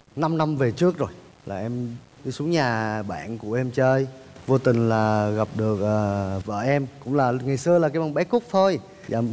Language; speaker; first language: Vietnamese; native; Vietnamese